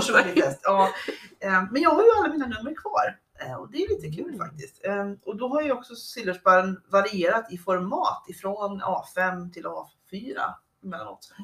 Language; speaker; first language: Swedish; native; Swedish